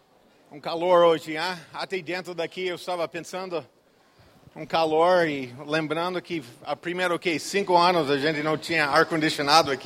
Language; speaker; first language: Portuguese; non-native, fluent; English